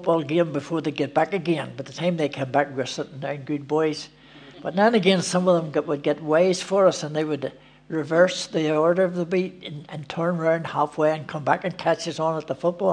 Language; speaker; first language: English; native; English